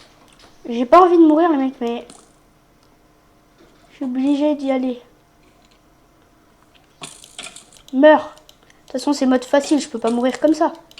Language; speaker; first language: French; native; French